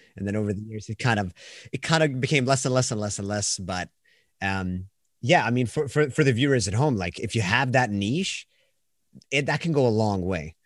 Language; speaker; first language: English; non-native, fluent; Swedish